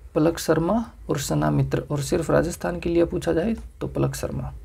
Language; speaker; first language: Hindi; native; Hindi